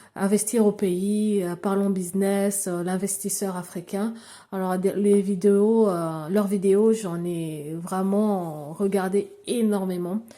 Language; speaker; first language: French; non-native, local second language; Lingala